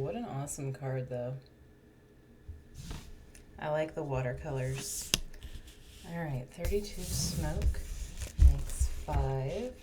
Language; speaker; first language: English; native; English